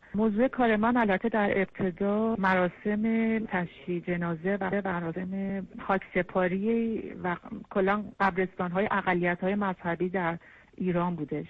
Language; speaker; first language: Persian; native; Persian